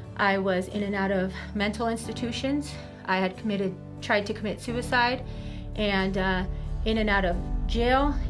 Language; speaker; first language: English; native; English